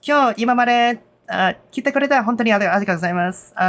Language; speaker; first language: Japanese; non-native, learner; English